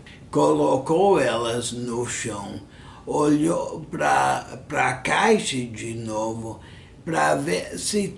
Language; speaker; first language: Portuguese; non-native, fluent; English